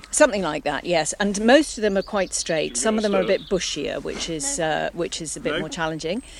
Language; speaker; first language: English; native; English